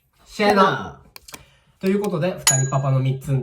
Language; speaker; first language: Japanese; native; Japanese